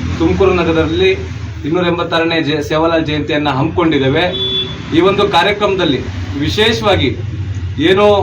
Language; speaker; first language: Kannada; non-native, local second language; Lambadi